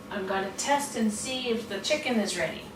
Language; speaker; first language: English; native; English